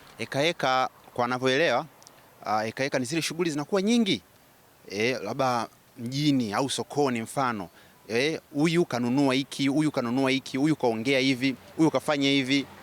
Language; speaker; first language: Swahili; native; Swahili